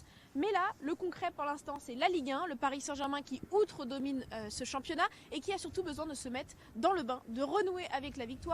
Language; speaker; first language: French; native; French